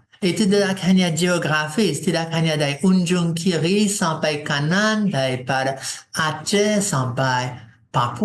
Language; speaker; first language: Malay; non-native, fluent; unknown